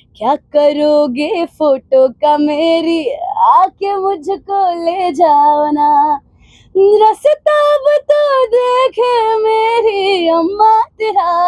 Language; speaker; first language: Hindi; non-native, local second language; Punjabi